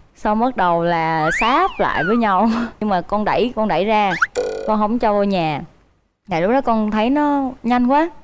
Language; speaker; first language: Vietnamese; native; Vietnamese